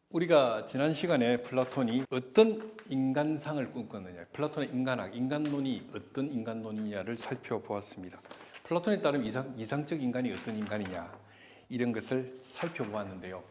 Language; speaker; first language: Korean; native; Korean